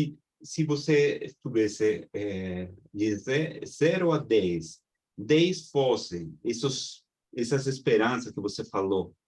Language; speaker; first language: Portuguese; non-native, fluent; Spanish